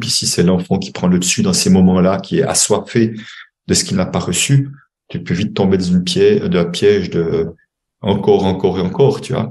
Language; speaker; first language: French; native; French